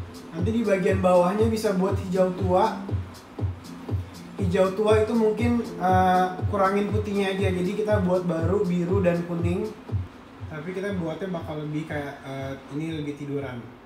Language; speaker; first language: Indonesian; early bilingual, heritage; Indonesian